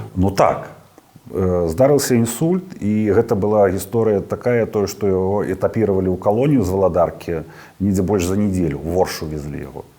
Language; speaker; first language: Belarusian; non-native, local second language; Russian